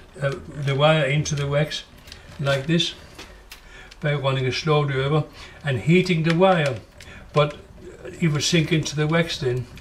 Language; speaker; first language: English; non-native, fluent; Danish